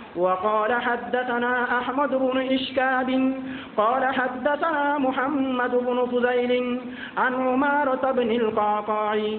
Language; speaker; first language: Arabic; non-native, fluent; Bangla